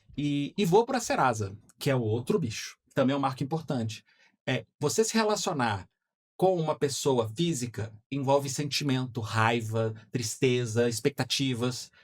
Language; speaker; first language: Portuguese; native; Portuguese